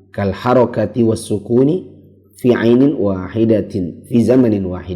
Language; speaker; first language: Arabic; non-native, fluent; Indonesian